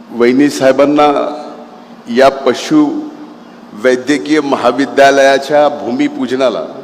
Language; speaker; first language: Marathi; native; Marathi